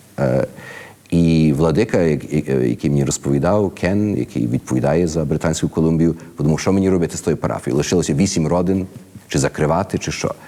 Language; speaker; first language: Ukrainian; early bilingual, heritage; Ukrainian